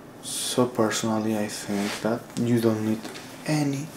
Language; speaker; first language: English; non-native, learner; Spanish